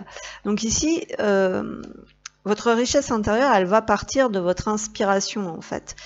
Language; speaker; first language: French; native; French